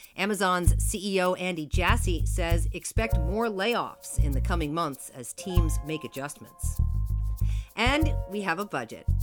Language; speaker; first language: English; native; English